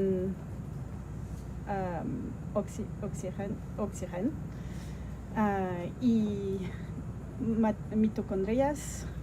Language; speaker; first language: Spanish; non-native, learner; English